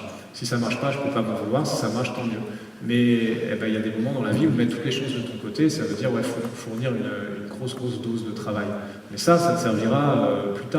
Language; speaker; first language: French; native; French